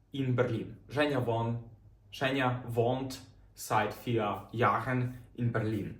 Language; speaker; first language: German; non-native, fluent; Ukrainian